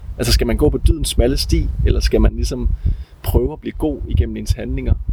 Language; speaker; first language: Danish; native; Danish